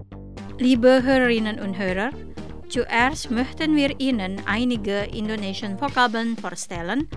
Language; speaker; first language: German; non-native, fluent; Indonesian